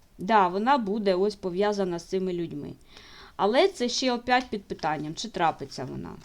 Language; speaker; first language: Ukrainian; non-native, local second language; Russian